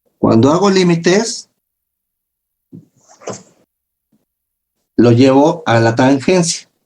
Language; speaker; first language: Spanish; native; Spanish